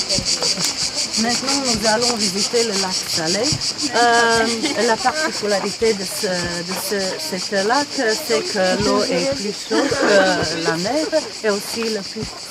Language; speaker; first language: French; non-native, learner; Croatian